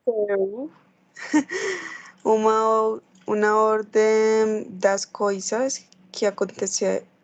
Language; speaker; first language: Portuguese; non-native, learner; Spanish